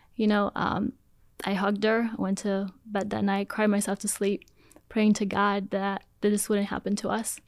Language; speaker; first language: English; early bilingual, other home language; Polish